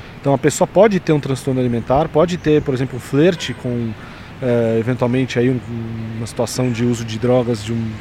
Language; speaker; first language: Portuguese; native; Portuguese